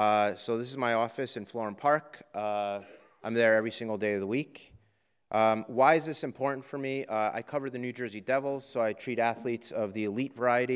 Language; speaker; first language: English; native; English